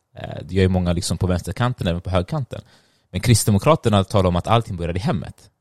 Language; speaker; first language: Swedish; early bilingual, other home language; Tigrinya